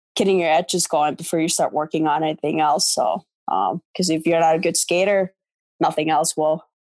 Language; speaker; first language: English; non-native, fluent; Finnish